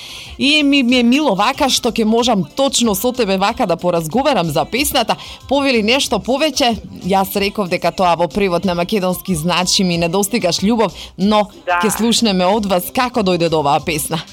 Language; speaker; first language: Macedonian; native; Macedonian